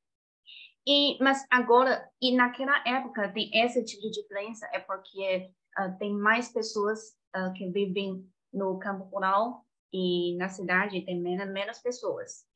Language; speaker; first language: Portuguese; non-native, fluent; Chinese